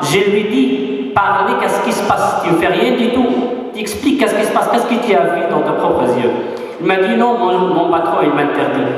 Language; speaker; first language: French; non-native, fluent; Arabic